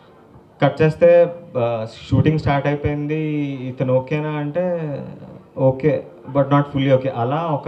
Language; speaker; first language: Telugu; native; Telugu